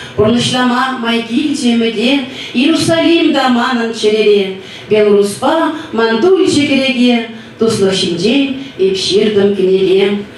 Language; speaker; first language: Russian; non-native, local second language; Chuvash